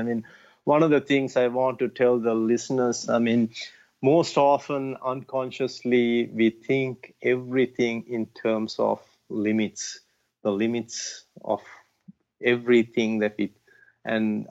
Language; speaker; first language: English; non-native, local second language; Tamil